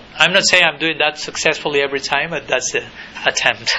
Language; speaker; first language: English; non-native, fluent; Spanish